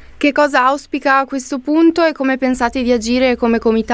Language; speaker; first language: Italian; native; Italian